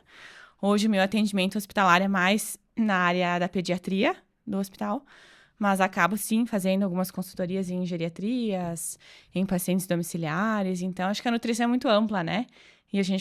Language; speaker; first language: Portuguese; native; Portuguese